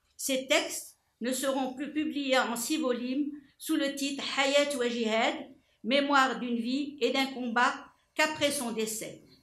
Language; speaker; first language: French; non-native, local second language; Arabic